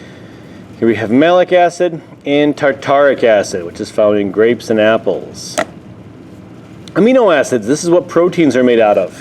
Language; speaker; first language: English; native; English